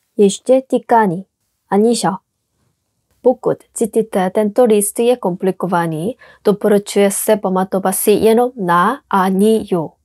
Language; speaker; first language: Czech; non-native, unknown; Korean